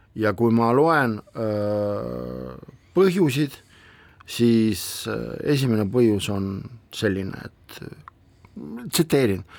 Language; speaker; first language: Estonian; non-native, local second language; Russian